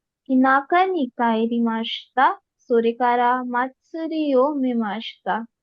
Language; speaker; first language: Japanese; non-native, learner; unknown